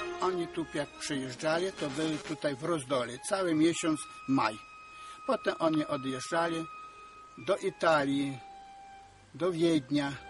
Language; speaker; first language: Polish; early bilingual, heritage; Polish